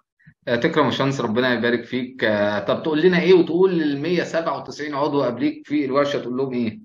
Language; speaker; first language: Arabic; native; Arabic